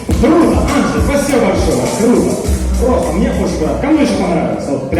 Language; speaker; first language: Russian; native; Russian